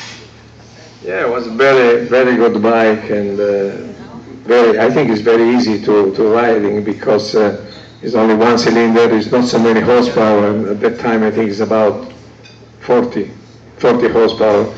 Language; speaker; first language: English; non-native, learner; Italian